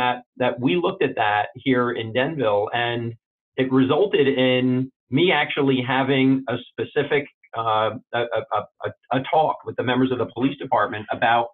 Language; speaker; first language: English; native; English